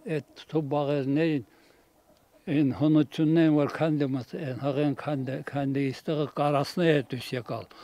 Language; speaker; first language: Armenian; native; Armenian